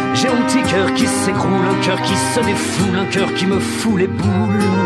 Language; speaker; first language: French; native; French